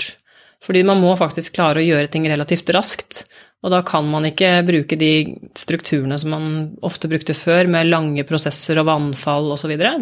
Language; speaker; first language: Norwegian; native; Norwegian